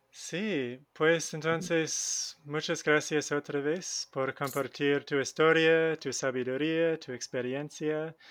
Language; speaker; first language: Spanish; non-native, learner; English